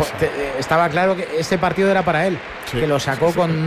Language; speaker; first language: Spanish; native; Spanish